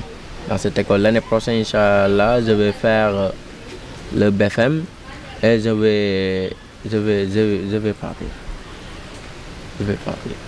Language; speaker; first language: French; non-native, local second language; Wolof